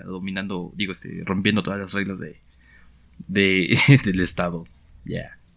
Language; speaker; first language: Spanish; native; Spanish